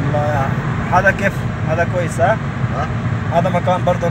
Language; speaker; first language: Arabic; non-native, learner; Urdu